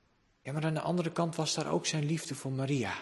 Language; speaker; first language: Dutch; native; Dutch